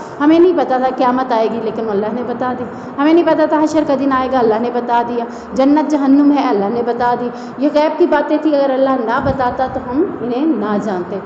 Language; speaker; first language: Urdu; non-native, local second language; Saraiki